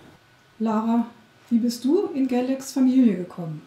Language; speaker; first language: German; native; German